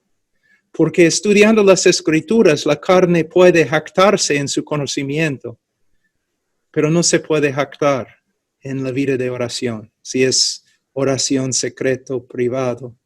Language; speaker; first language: Spanish; non-native, fluent; English